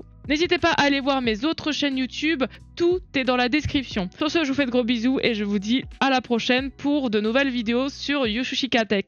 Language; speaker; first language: French; native; French